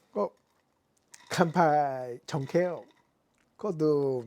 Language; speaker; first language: Thai; non-native, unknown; Japanese